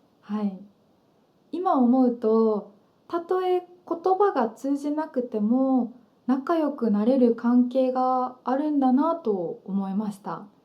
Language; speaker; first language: Japanese; native; Japanese